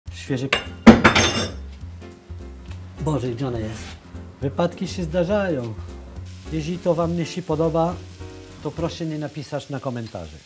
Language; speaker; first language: Polish; non-native, learner; French